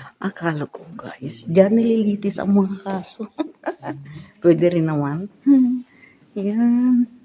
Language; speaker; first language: Filipino; non-native, local second language; Cebuano